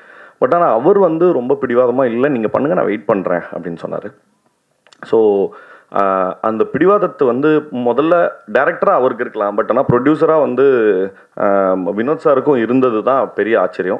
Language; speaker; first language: Tamil; native; Tamil